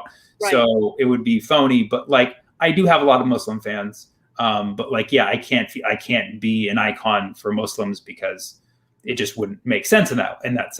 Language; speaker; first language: English; early bilingual, other home language; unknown